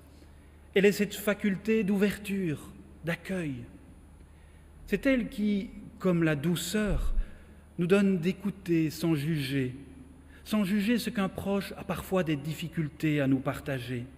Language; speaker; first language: French; native; French